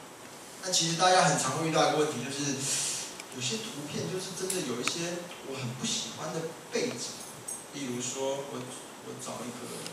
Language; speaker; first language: Chinese; native; Chinese